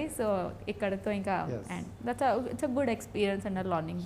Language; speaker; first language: Telugu; non-native, learner; Odia